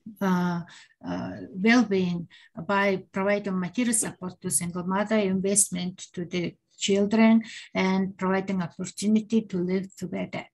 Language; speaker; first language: English; non-native, learner; Mongolian